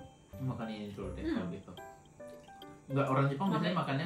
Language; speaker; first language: Indonesian; native; Indonesian